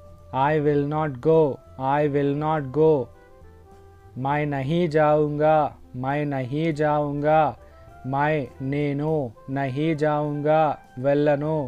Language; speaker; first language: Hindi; non-native, local second language; Telugu